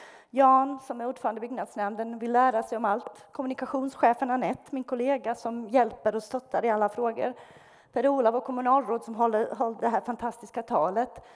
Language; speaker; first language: Swedish; non-native, fluent; Bosnian